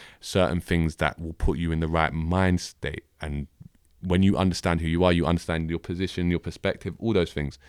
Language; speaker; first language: English; native; English